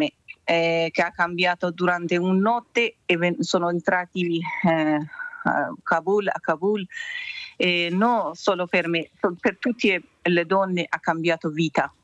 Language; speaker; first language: Italian; non-native, learner; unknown